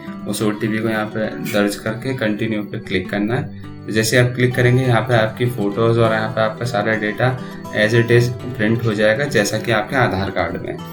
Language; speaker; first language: Hindi; native; Hindi